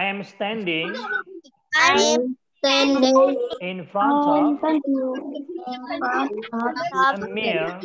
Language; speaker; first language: English; non-native, learner; Indonesian